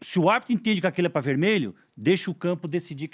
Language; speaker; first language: Portuguese; native; Portuguese